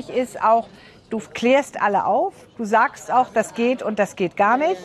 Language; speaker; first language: German; native; German